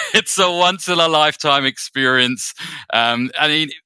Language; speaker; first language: English; native; English